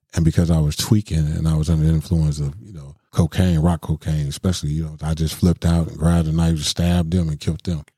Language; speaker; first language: English; native; English